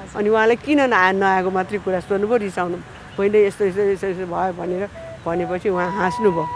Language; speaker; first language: Nepali; non-native, local second language; Newari